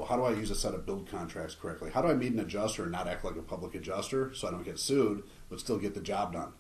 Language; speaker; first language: English; native; English